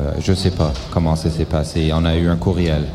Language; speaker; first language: French; non-native, local second language; English